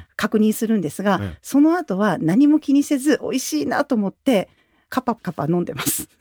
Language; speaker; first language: Japanese; native; Japanese